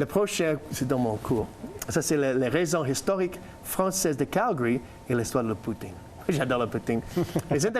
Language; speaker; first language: French; non-native, learner; English